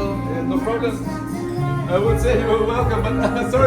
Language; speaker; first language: English; non-native, fluent; Thai